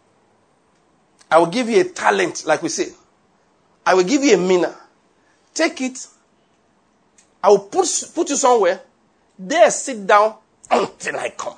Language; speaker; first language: English; non-native, local second language; Yoruba